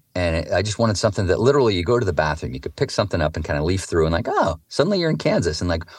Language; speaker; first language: English; native; English